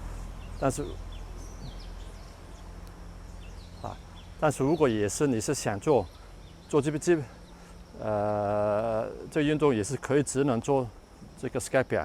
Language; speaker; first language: Chinese; non-native, local second language; Cantonese